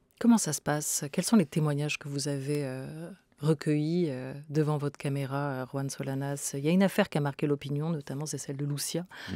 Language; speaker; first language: French; native; French